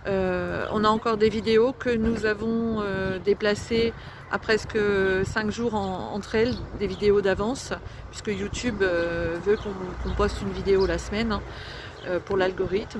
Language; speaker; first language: French; native; French